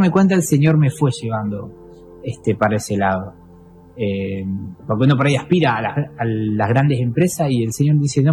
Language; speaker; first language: Spanish; native; Spanish